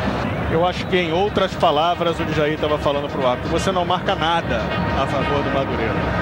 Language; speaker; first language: Portuguese; native; Portuguese